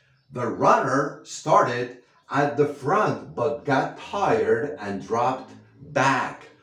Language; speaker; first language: English; non-native, fluent; Spanish